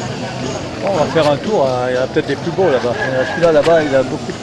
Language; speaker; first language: French; native; French